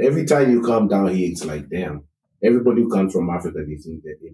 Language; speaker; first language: English; non-native, local second language; Kikuyu